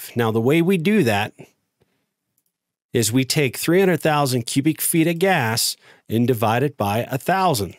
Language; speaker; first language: English; native; English